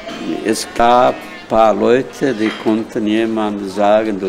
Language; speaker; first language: German; non-native, fluent; Bosnian